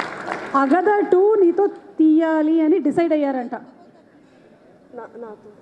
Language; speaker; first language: Telugu; native; Telugu